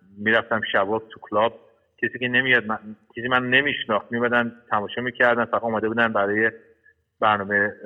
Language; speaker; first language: Persian; early bilingual, heritage; Persian